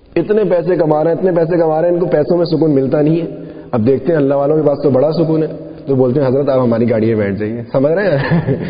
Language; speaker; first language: Urdu; non-native, local second language; Sindhi